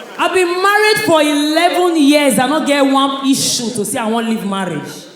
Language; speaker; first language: Nigerian Pidgin; native; Nigerian Pidgin